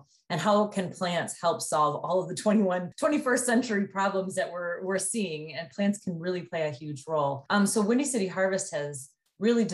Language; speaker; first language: English; native; English